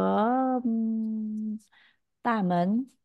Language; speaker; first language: Chinese; non-native, learner; Vietnamese